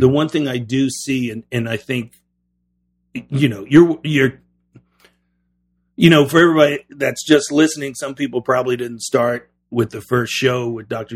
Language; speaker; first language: English; native; English